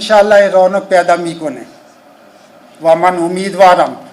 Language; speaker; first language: Persian; non-native, fluent; Urdu